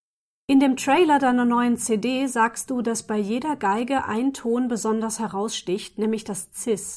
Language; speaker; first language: German; native; German